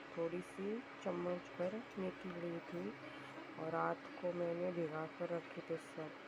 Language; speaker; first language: Hindi; non-native, local second language; Konkani